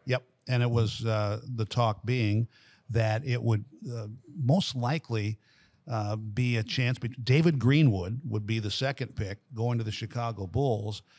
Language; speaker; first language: English; native; English